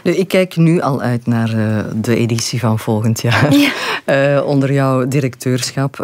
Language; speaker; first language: Dutch; native; Dutch